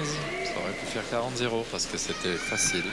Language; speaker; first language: French; native; French